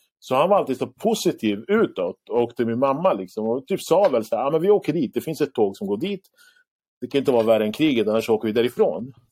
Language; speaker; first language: Swedish; early bilingual, other home language; Arabic